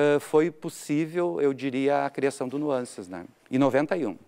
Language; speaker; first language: Portuguese; native; Portuguese